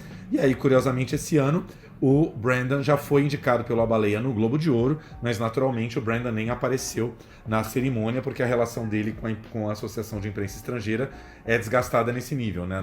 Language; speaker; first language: Portuguese; native; Portuguese